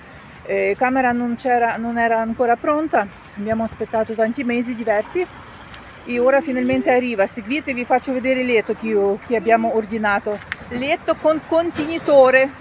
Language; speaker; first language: Italian; non-native, learner; Russian